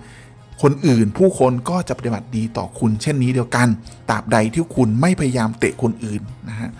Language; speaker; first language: Thai; native; Thai